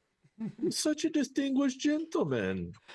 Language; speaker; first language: English; native; English